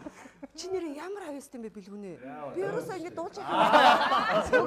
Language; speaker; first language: Mongolian; native; Mongolian